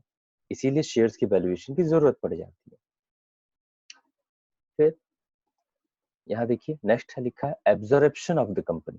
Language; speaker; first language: Hindi; native; Hindi